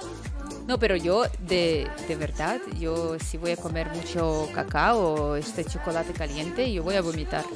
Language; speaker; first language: Spanish; non-native, fluent; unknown